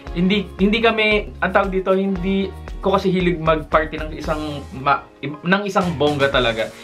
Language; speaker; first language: Filipino; native; Filipino